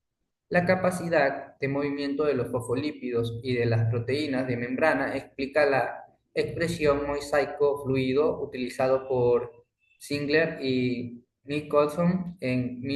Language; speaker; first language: Spanish; native; Spanish